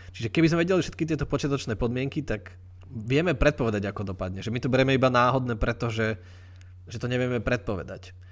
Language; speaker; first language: Slovak; native; Slovak